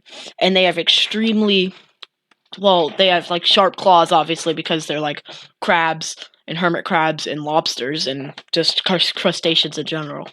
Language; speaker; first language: English; native; English